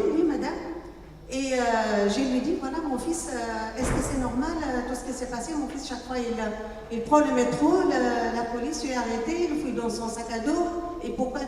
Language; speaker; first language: French; non-native, local second language; Arabic